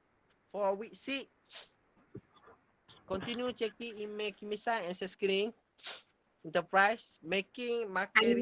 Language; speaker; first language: English; non-native, local second language; Malay